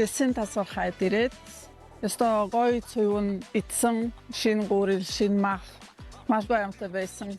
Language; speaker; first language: Mongolian; non-native, fluent; Polish